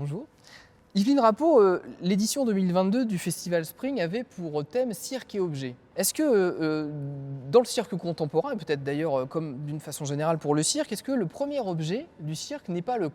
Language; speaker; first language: French; native; French